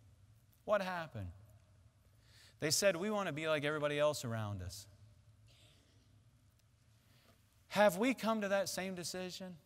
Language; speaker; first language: English; native; English